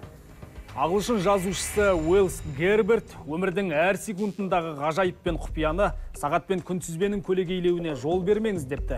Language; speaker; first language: Kazakh; native; Kazakh